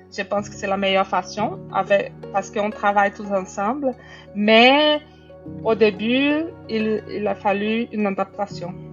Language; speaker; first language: French; non-native, fluent; Portuguese